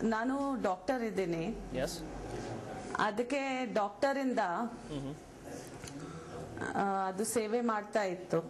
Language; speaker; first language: Kannada; non-native, learner; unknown